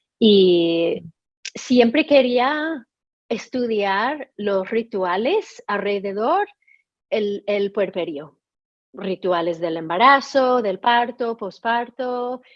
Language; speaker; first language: Spanish; non-native, fluent; English